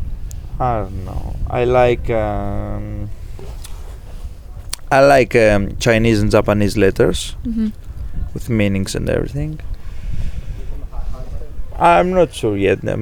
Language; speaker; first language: English; non-native, fluent; Greek